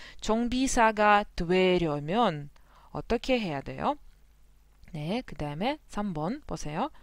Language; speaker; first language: Korean; non-native, fluent; Russian